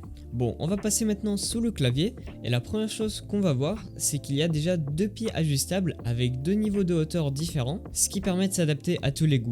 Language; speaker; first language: French; native; French